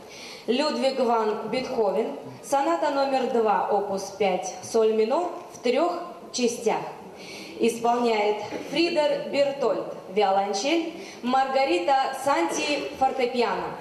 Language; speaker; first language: Russian; native; Russian